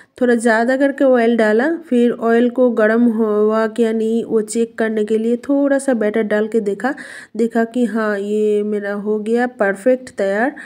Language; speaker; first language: Hindi; non-native, local second language; Bangla